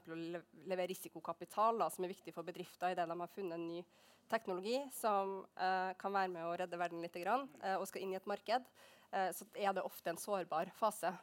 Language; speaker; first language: Norwegian; native; Norwegian